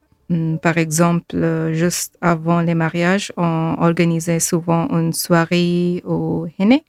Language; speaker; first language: French; non-native, fluent; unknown